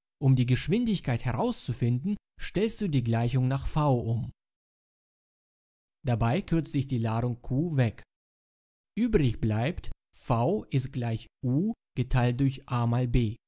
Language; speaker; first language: German; native; German